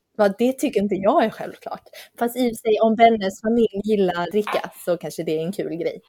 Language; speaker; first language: Swedish; native; Swedish